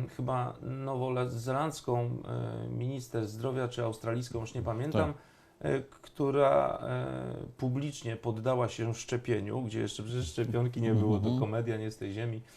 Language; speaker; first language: Polish; native; Polish